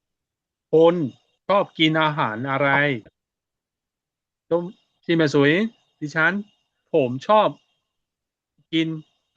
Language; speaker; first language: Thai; non-native, fluent; Burmese